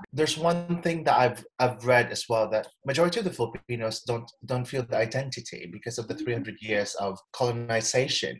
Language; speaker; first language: English; non-native, local second language; Cebuano